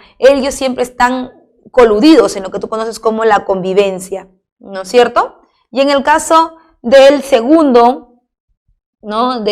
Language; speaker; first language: Spanish; native; Spanish